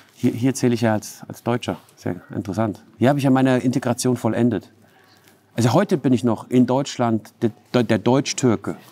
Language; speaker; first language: German; early bilingual, other home language; Turkish